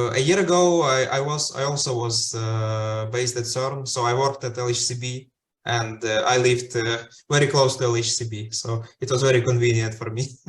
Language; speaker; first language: English; non-native, fluent; Ukrainian